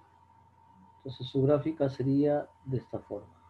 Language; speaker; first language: Spanish; native; Spanish